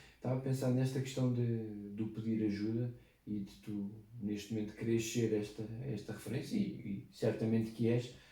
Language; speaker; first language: Portuguese; native; Portuguese